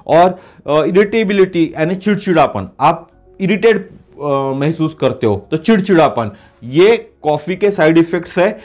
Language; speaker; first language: Hindi; non-native, local second language; Marathi